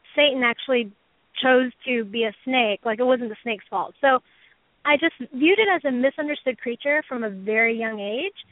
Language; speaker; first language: English; native; English